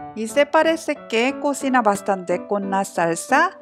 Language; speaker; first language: Spanish; non-native, learner; Korean